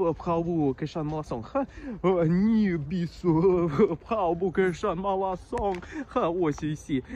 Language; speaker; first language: Chinese; non-native, learner; Russian